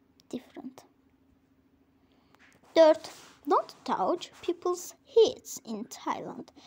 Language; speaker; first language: English; non-native, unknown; Azerbaijani